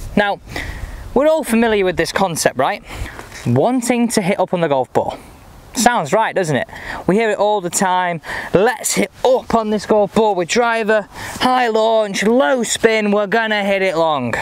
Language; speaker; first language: English; native; English